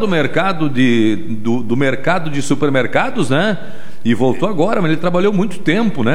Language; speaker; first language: Portuguese; native; Portuguese